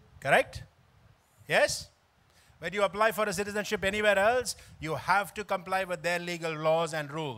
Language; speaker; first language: English; non-native, local second language; Tamil